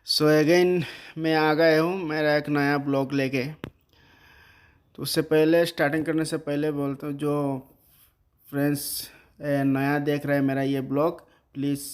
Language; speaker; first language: Hindi; non-native, local second language; Bangla